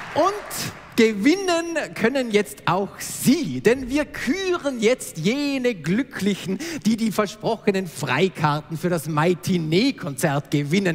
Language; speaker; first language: German; native; German